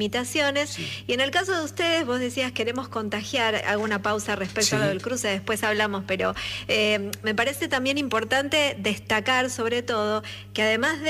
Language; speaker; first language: Spanish; native; Spanish